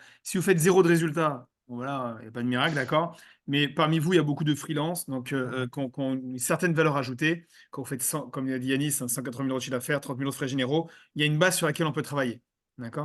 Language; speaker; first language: French; native; French